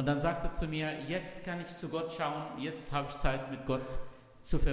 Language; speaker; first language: German; non-native, fluent; Arabic